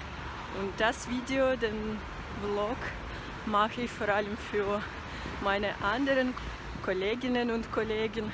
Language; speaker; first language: German; non-native, fluent; Russian